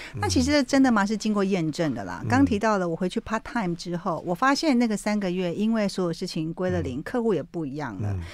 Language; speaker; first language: Chinese; native; Chinese